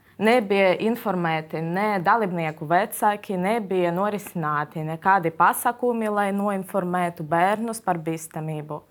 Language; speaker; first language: Latvian; non-native, local second language; Russian